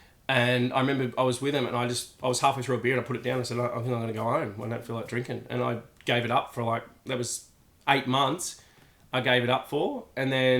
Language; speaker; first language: English; native; English